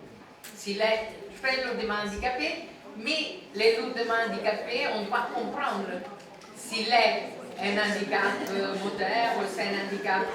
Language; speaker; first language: French; non-native, fluent; Italian